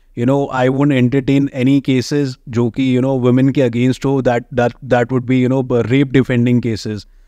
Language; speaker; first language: Hindi; native; Hindi